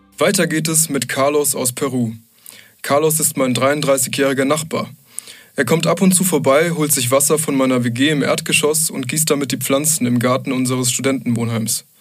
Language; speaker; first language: German; native; German